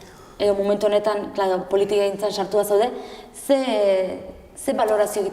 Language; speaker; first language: Basque; native; Basque